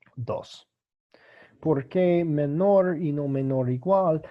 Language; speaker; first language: Spanish; non-native, learner; English